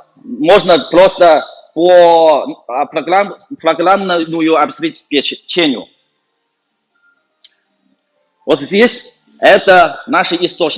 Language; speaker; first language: Russian; non-native, learner; Chinese